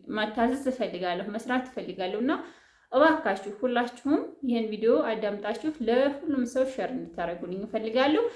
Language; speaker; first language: Amharic; native; Amharic